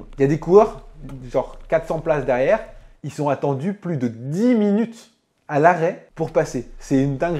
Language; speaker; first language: French; native; French